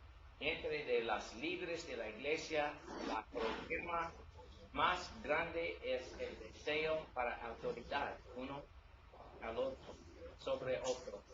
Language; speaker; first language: Spanish; non-native, learner; English